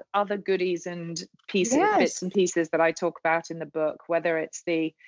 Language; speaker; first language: English; native; English